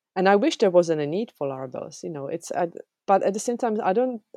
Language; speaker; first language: English; non-native, fluent; Czech